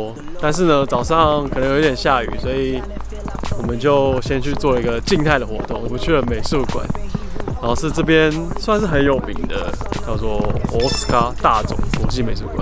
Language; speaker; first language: Chinese; native; Chinese